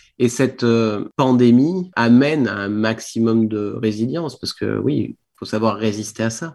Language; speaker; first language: French; native; French